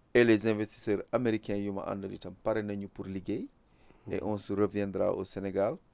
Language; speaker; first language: French; non-native, local second language; Wolof